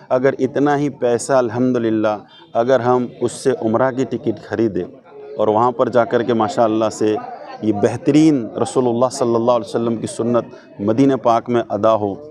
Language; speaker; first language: Urdu; non-native, local second language; Gujarati